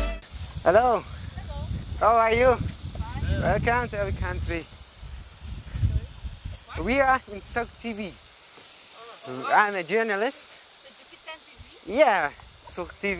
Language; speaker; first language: English; non-native, learner; Tajik